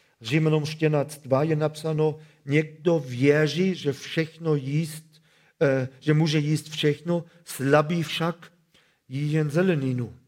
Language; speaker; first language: Czech; non-native, fluent; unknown